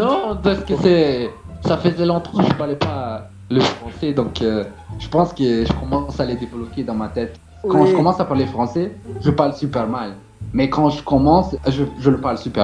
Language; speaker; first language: French; non-native, fluent; Portuguese